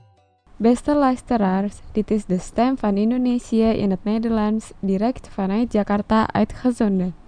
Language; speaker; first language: Dutch; non-native, fluent; Indonesian